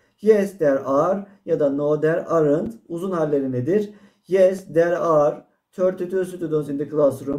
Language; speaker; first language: English; non-native, fluent; Turkish